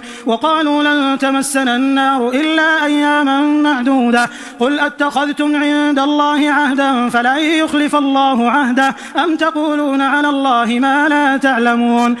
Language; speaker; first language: Arabic; native; Arabic